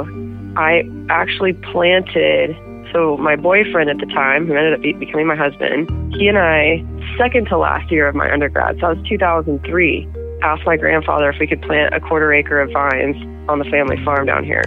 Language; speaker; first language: English; native; English